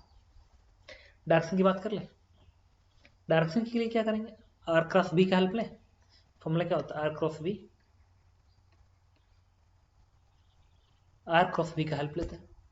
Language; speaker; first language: Hindi; native; Hindi